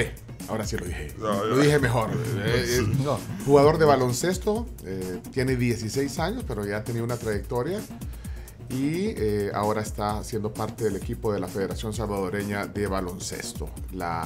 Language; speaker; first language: Spanish; native; Spanish